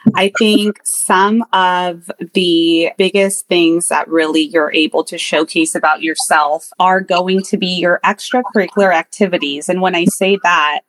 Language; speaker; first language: English; native; English